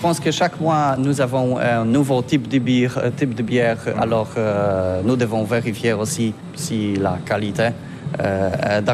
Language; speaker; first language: French; non-native, learner; Polish